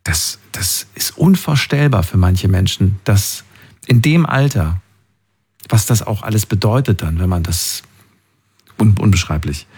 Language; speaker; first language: German; native; German